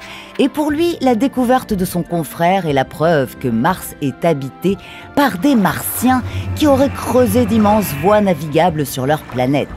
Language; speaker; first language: French; native; French